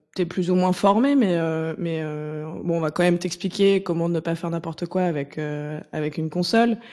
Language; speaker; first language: French; native; French